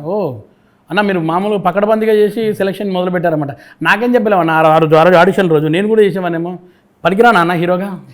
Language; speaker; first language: Telugu; native; Telugu